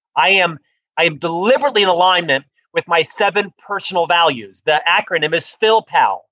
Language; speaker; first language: English; native; English